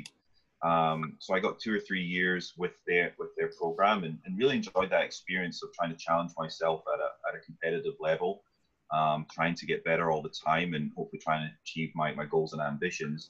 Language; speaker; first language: English; native; English